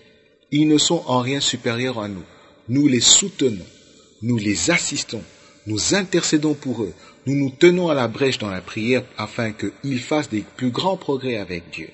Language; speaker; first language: French; non-native, local second language; Lingala